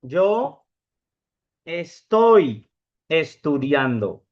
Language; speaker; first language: Spanish; non-native, fluent; Urdu